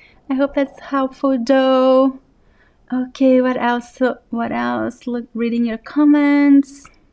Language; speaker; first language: English; non-native, fluent; Portuguese